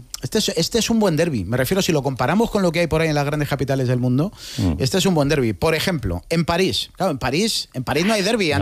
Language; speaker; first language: Spanish; native; Spanish